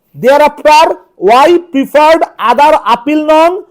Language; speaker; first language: English; non-native, local second language; Bangla